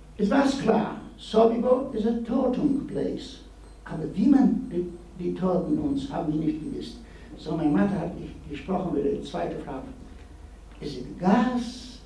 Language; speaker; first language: German; non-native, learner; Polish